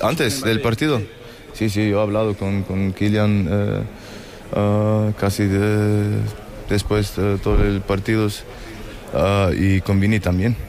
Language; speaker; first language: Spanish; non-native, learner; German